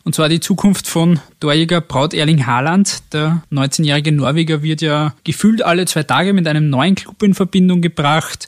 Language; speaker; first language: German; native; German